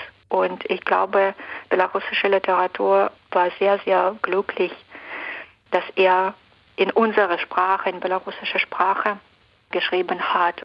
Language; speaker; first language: German; non-native, fluent; Belarusian